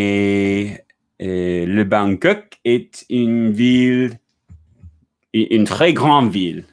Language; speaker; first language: French; non-native, learner; English